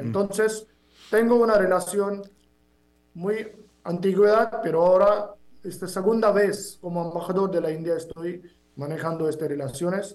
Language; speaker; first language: Spanish; non-native, fluent; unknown